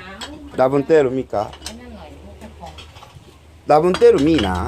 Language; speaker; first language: Japanese; native; Japanese